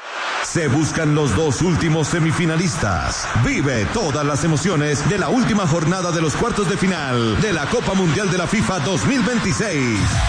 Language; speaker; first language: Spanish; native; Spanish